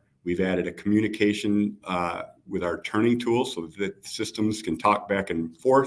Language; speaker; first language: English; native; English